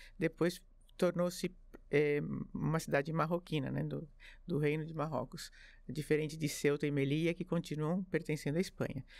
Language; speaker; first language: Portuguese; early bilingual, other home language; French